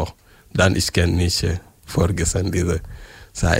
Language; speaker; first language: German; non-native, learner; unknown